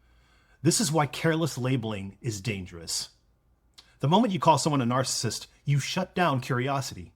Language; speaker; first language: English; native; English